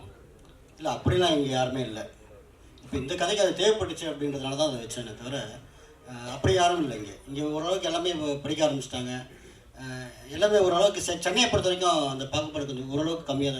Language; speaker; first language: Tamil; native; Tamil